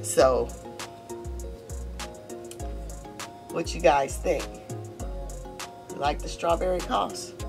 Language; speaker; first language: English; native; English